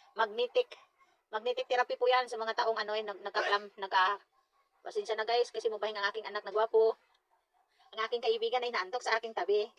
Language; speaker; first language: Filipino; non-native, local second language; Cebuano